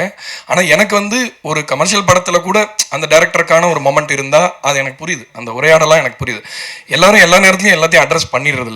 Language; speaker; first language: Tamil; native; Tamil